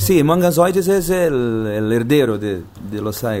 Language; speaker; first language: Spanish; non-native, fluent; Portuguese